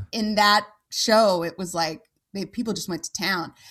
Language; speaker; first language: English; native; English